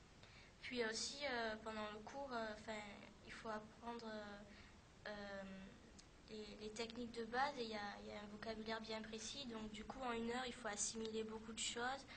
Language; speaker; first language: French; native; French